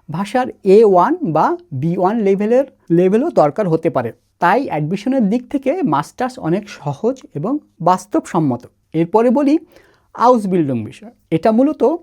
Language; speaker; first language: Bangla; native; Bangla